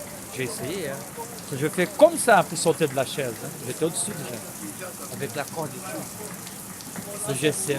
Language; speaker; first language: French; non-native, fluent; Portuguese